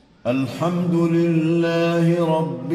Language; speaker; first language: Arabic; native; Arabic